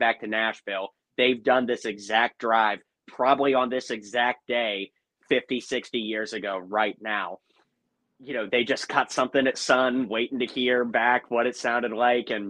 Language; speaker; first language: English; native; English